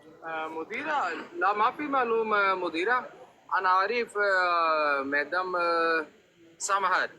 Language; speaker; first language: Arabic; non-native, learner; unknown